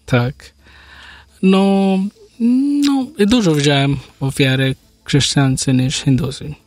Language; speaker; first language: Polish; non-native, learner; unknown